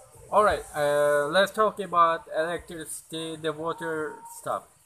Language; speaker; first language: English; non-native, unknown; Turkish